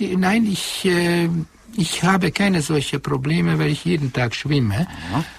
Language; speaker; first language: German; non-native, fluent; Hungarian